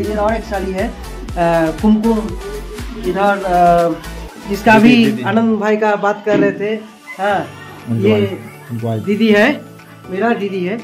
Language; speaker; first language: Hindi; non-native, local second language; Bangla